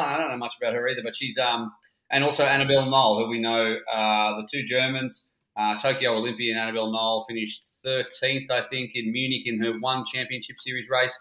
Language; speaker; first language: English; native; English